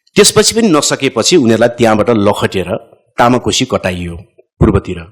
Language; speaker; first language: Nepali; native; Nepali